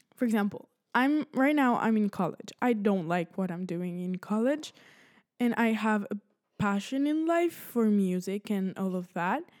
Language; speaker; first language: English; early bilingual, other home language; Spanish